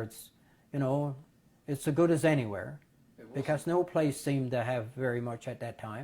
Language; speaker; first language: English; native; English